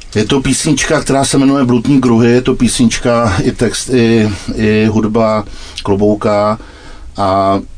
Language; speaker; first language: Czech; native; Czech